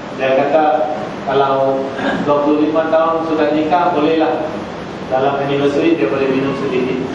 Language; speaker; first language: Malay; non-native, local second language; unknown